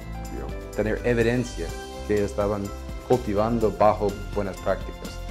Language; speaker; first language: Spanish; non-native, fluent; English